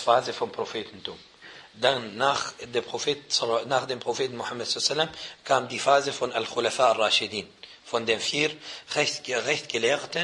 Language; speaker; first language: German; non-native, fluent; Arabic